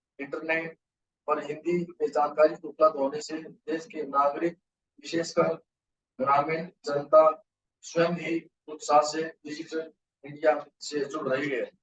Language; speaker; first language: Hindi; native; Hindi